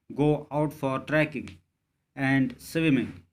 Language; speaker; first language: English; non-native, local second language; Urdu